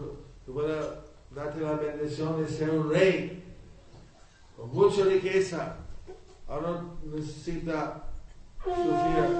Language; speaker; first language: Spanish; non-native, learner; English